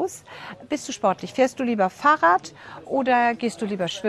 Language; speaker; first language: German; native; German